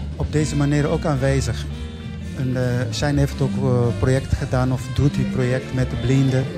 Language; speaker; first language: Dutch; non-native, fluent; Portuguese